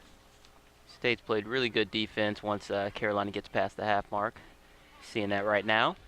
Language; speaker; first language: English; native; English